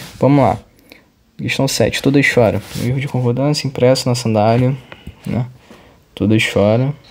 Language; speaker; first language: Portuguese; native; Portuguese